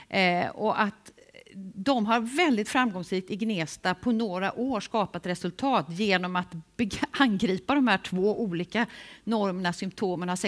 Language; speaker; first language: Swedish; native; Swedish